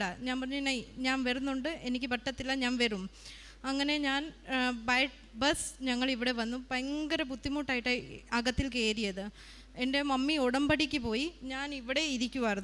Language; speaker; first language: Malayalam; early bilingual, heritage; Malayalam